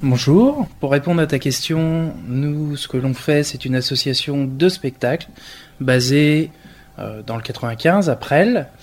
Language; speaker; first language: French; native; French